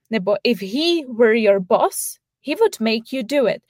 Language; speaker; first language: English; non-native, fluent; Czech